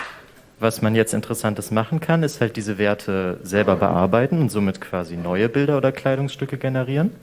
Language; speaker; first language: German; native; German